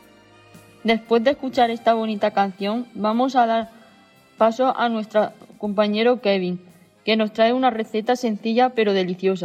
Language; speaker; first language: Spanish; native; Spanish